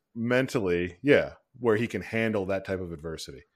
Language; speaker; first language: English; native; English